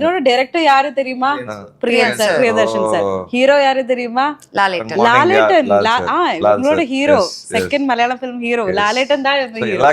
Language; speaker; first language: Tamil; non-native, learner; Malayalam